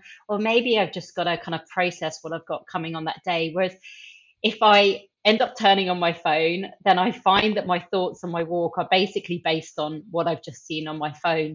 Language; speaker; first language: English; native; English